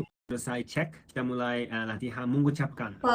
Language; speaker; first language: Indonesian; non-native, learner; Japanese